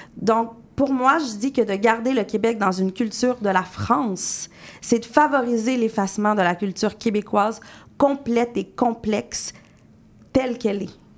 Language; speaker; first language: French; native; French